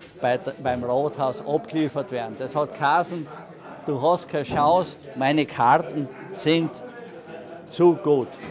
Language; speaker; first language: German; native; German